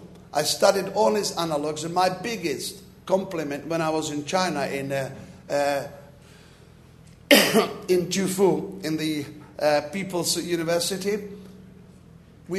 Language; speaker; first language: English; non-native, fluent; Czech